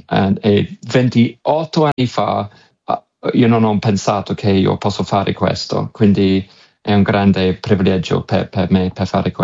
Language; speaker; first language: Italian; non-native, learner; English